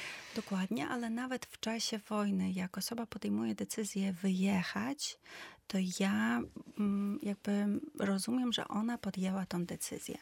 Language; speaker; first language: Polish; non-native, fluent; Ukrainian